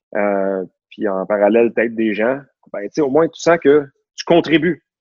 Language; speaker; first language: French; native; French